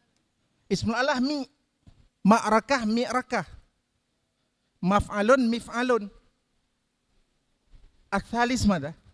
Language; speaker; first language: Arabic; non-native, learner; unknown